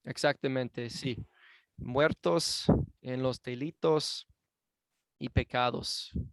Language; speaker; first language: Spanish; non-native, fluent; English